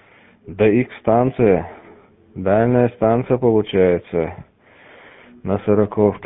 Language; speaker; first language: Russian; native; Russian